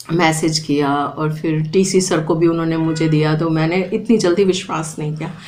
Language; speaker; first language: Hindi; native; Hindi